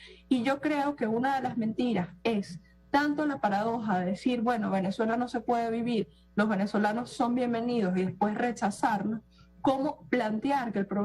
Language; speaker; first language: Spanish; native; Spanish